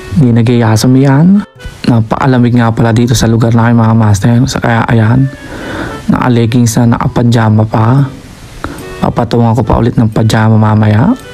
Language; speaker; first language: Filipino; native; Filipino